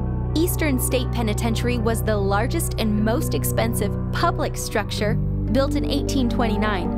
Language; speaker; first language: English; native; English